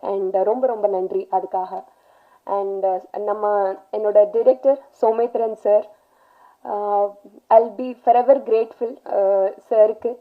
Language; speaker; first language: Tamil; non-native, learner; Telugu